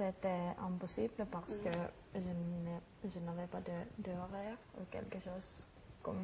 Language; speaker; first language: French; non-native, learner; Finnish